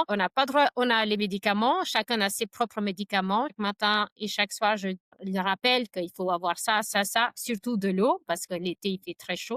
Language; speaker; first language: French; non-native, fluent; Albanian